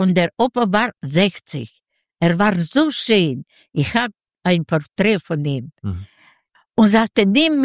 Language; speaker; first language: German; non-native, learner; Yiddish